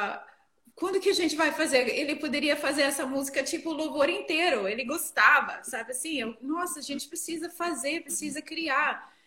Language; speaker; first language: Portuguese; non-native, fluent; English